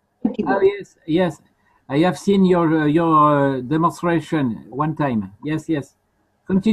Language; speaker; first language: English; non-native, fluent; French